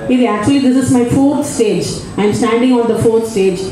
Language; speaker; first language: English; non-native, local second language; Telugu